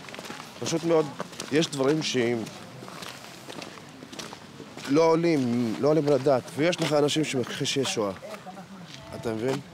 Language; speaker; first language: Hebrew; non-native, local second language; Arabic